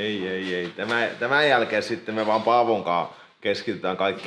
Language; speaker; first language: Finnish; native; Finnish